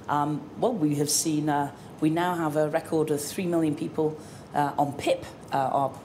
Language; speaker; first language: English; native; English